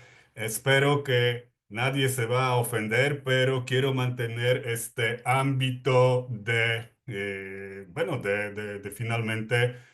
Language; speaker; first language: Spanish; non-native, fluent; Polish